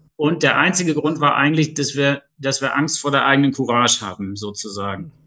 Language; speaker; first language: German; native; German